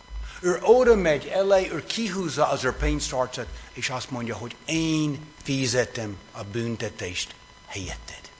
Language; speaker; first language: Hungarian; non-native, fluent; English